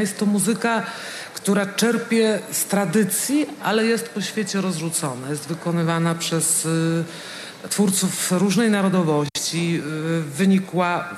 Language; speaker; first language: Polish; native; Polish